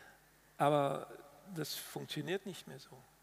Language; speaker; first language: German; non-native, fluent; Dutch